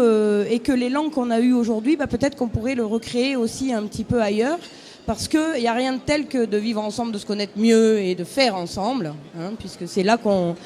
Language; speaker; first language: French; native; French